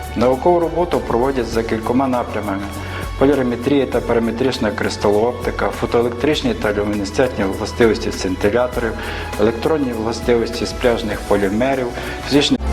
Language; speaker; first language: Ukrainian; native; Ukrainian